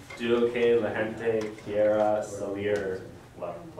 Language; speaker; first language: Spanish; non-native, learner; English